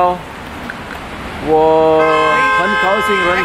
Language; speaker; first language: Chinese; non-native, learner; Indonesian